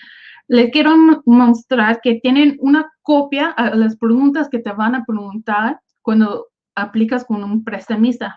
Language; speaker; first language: Spanish; early bilingual, other home language; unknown